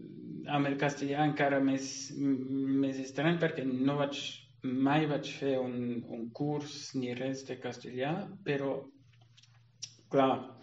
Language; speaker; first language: Catalan; non-native, fluent; German